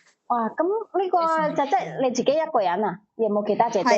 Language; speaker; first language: Cantonese; native; Cantonese